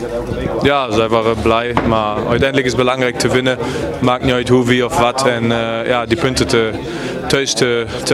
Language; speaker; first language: Dutch; non-native, fluent; German